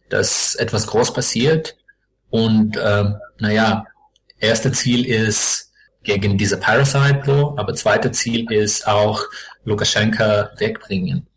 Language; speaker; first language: German; non-native, learner; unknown